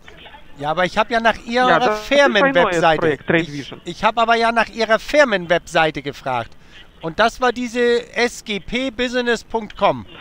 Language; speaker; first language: German; native; German